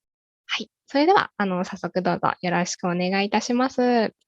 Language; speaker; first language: Japanese; native; Japanese